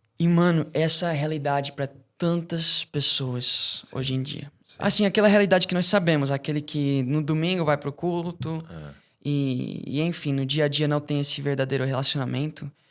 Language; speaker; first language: Portuguese; non-native, fluent; English